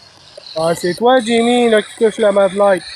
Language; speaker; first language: French; native; French